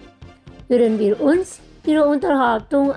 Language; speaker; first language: German; non-native, fluent; Indonesian